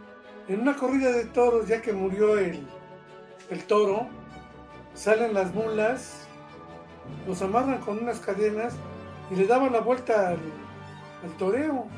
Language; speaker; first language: Spanish; native; Spanish